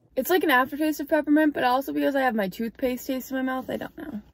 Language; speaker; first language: English; native; English